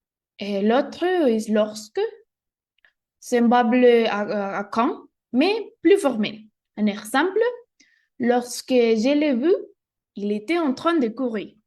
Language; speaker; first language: French; non-native, learner; Spanish